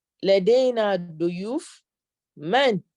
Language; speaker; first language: Arabic; non-native, learner; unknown